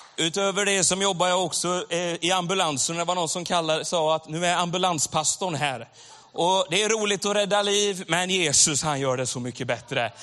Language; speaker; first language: Swedish; native; Swedish